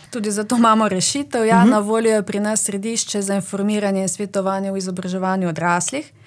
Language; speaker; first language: Slovenian; native; Slovenian